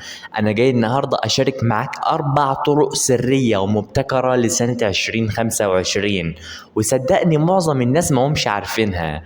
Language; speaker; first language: Arabic; native; Arabic